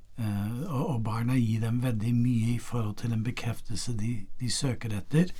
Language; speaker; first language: Norwegian; non-native, fluent; English